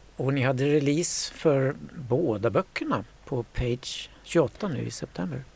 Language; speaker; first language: Swedish; native; Swedish